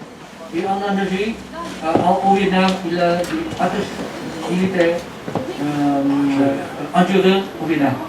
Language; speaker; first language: French; non-native, learner; Vietnamese